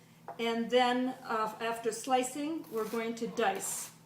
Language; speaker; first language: English; native; English